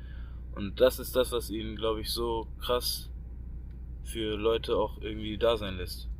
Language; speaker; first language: German; native; German